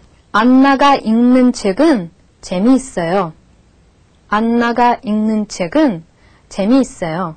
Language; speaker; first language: Korean; non-native, fluent; Russian